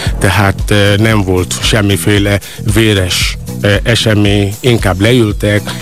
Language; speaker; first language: Hungarian; non-native, fluent; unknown